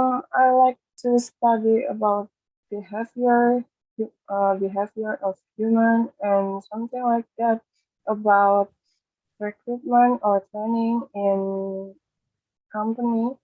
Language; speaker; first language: English; non-native, learner; Indonesian